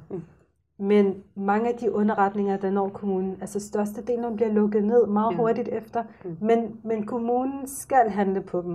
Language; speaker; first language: Danish; early bilingual, other home language; Arabic